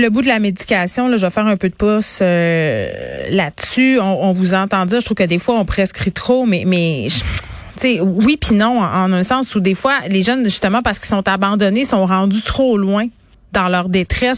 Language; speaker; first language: French; native; French